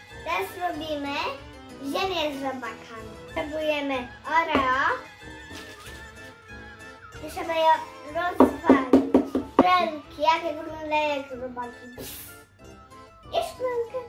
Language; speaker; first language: Polish; early bilingual, heritage; Polish